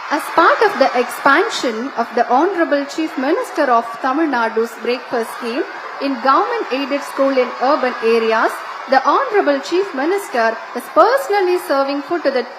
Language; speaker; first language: English; non-native, local second language; Tamil